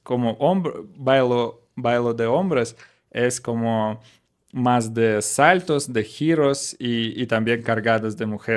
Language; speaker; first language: Spanish; non-native, learner; Russian